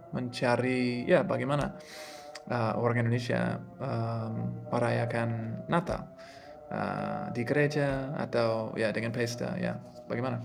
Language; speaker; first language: Indonesian; non-native, fluent; English